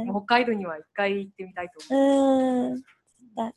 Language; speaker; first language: Japanese; non-native, learner; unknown